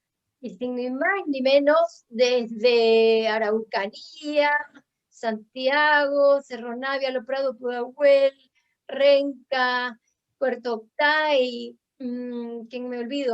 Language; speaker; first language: Spanish; native; Spanish